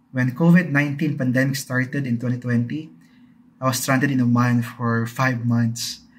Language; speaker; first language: English; non-native, local second language; Bikol